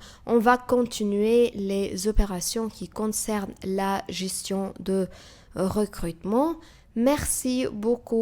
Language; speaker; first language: French; non-native, fluent; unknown